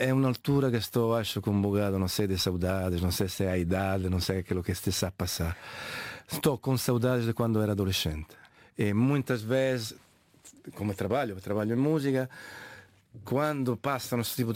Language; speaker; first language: Portuguese; non-native, fluent; Italian